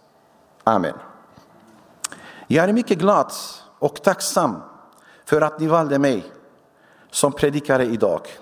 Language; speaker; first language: Swedish; non-native, fluent; Syriac